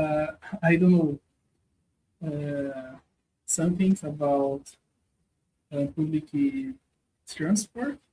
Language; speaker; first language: English; non-native, learner; Portuguese